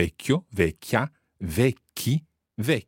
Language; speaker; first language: Italian; non-native, fluent; English